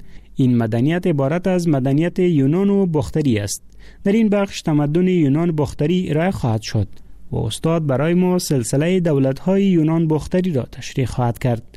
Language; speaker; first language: Persian; native; Persian